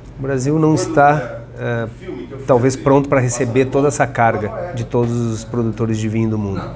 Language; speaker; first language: Portuguese; non-native, fluent; Italian